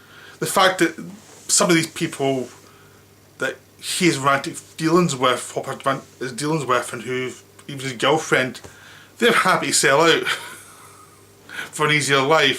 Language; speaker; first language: English; native; English